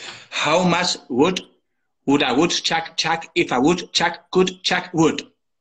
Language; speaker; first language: English; non-native, learner; Spanish